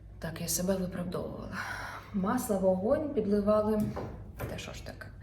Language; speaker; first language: Ukrainian; non-native, local second language; Russian